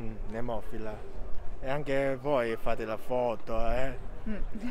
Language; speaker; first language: Italian; non-native, learner; Japanese